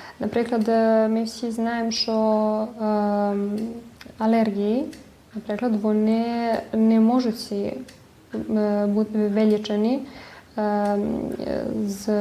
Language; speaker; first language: Ukrainian; early bilingual, heritage; Ukrainian